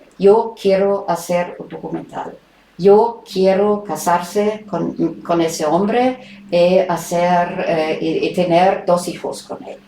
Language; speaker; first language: Spanish; non-native, fluent; German